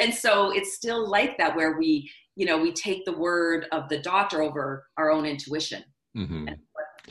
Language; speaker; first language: English; native; English